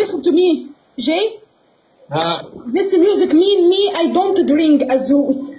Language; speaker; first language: English; non-native, learner; Arabic